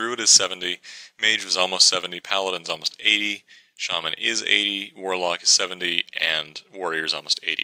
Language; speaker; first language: English; native; English